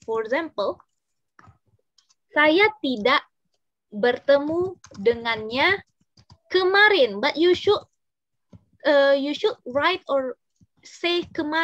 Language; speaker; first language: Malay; non-native, fluent; Indonesian